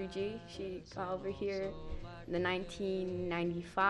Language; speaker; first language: English; early bilingual, other home language; Vietnamese